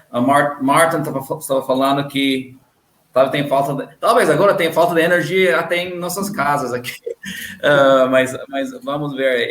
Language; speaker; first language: Portuguese; non-native, learner; English